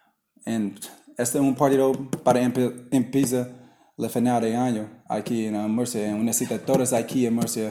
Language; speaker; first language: Spanish; non-native, learner; English